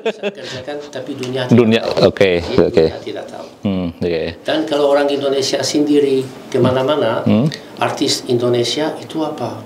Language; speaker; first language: Indonesian; non-native, learner; Italian